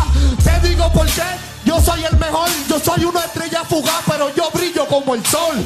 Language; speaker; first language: Spanish; native; Spanish